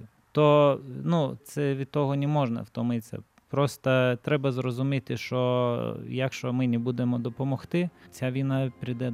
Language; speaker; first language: Ukrainian; non-native, learner; Lithuanian